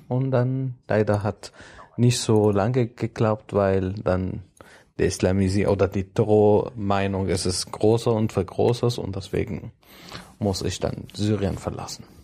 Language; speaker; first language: German; non-native, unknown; Arabic